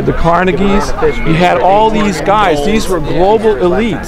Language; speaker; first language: English; native; English